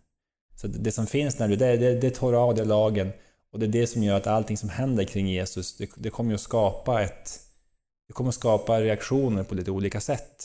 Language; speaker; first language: Swedish; native; Swedish